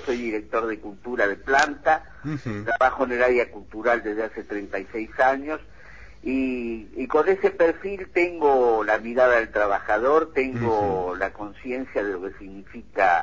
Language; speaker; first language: Spanish; native; Spanish